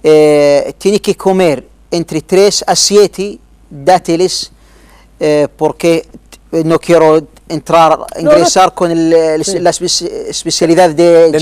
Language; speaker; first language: Spanish; non-native, learner; Arabic